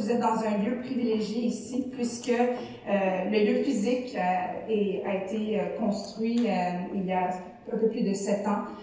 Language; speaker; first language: French; native; French